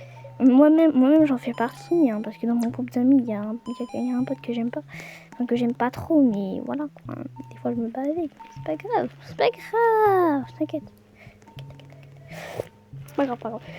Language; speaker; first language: French; native; French